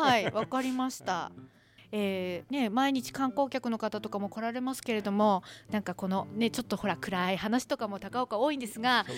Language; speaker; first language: Japanese; native; Japanese